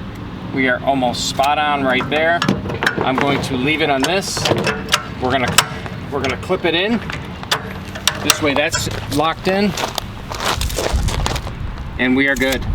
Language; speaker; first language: English; native; English